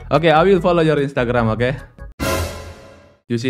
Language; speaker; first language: English; non-native, learner; Indonesian